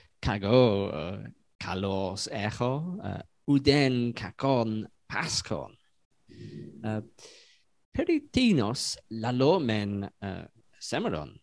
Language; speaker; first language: Greek; non-native, fluent; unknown